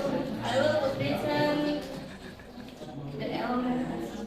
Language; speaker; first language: English; non-native, learner; Indonesian